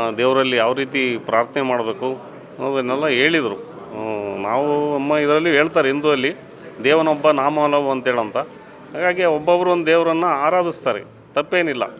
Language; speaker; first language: Kannada; native; Kannada